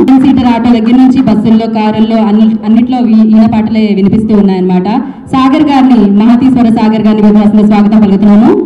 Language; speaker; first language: Telugu; native; Telugu